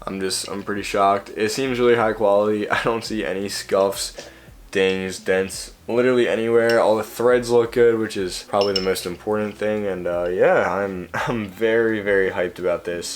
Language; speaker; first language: English; native; English